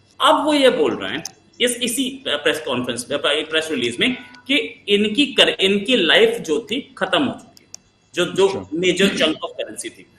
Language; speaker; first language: Hindi; native; Hindi